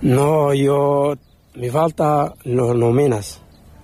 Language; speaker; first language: Spanish; non-native, learner; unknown